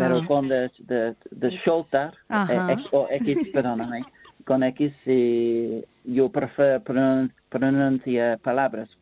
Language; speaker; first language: Spanish; non-native, learner; English